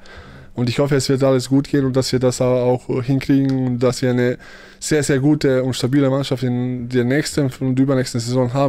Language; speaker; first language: German; early bilingual, other home language; Bosnian